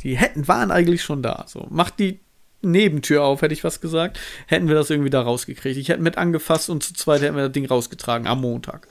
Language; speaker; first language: German; native; German